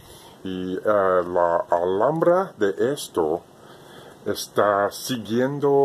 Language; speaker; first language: Spanish; non-native, learner; English